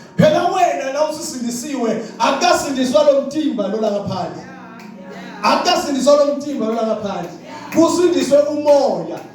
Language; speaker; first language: Zulu; non-native, local second language; Swati